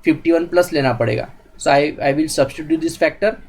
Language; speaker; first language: Hindi; non-native, local second language; Marathi